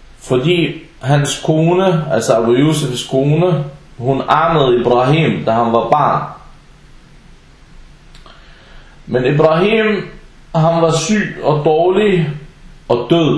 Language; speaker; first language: Danish; non-native, fluent; Arabic